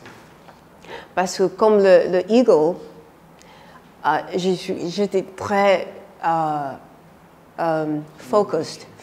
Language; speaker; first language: French; non-native, learner; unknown